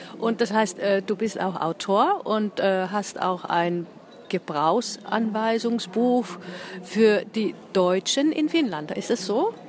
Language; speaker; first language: German; non-native, fluent; Finnish